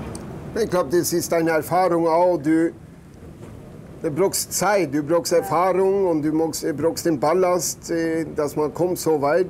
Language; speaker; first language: German; non-native, learner; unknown